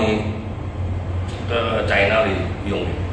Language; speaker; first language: Chinese; non-native, learner; Indonesian